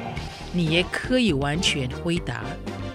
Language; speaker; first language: Chinese; early bilingual, heritage; Chinese